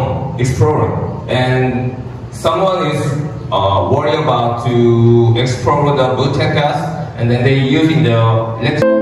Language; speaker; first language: English; non-native, learner; Korean